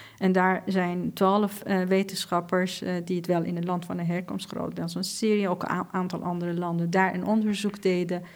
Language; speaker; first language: Dutch; non-native, fluent; Persian